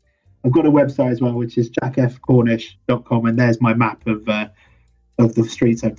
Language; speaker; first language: English; native; English